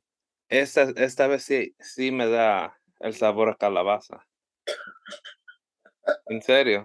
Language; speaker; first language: Spanish; early bilingual, heritage; Spanish